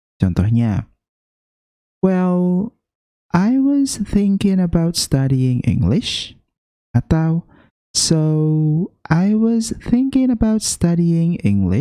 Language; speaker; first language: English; non-native, fluent; Indonesian